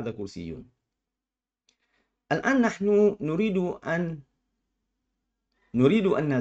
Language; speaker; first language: Arabic; non-native, fluent; Malay